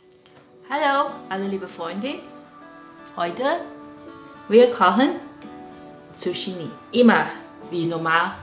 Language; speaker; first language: German; non-native, learner; Chinese